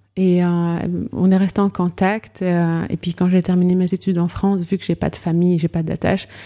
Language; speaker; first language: French; non-native, local second language; Arabic